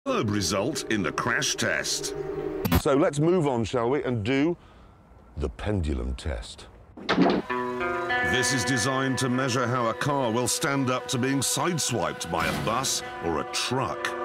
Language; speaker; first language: English; native; English